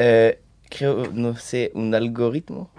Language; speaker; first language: Spanish; early bilingual, heritage; French